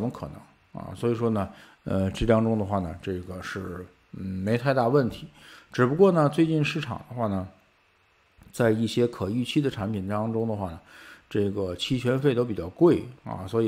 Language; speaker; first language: Chinese; native; Chinese